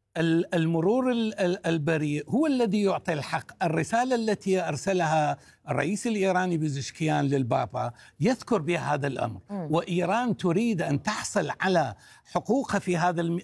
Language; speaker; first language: Arabic; native; Arabic